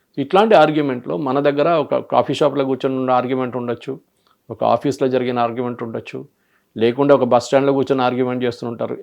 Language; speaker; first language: Telugu; early bilingual, other home language; Malayalam